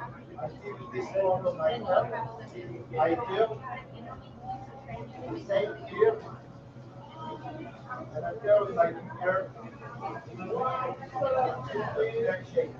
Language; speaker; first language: English; non-native, learner; French